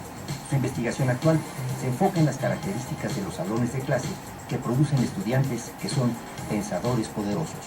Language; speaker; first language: Spanish; native; Spanish